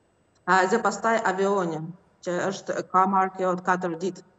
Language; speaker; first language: Albanian; non-native, learner; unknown